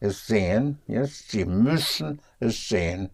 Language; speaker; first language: German; non-native, fluent; English